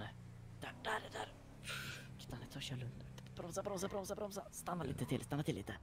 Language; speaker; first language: Swedish; native; Swedish